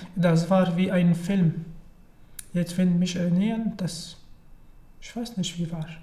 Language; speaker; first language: German; non-native, learner; Arabic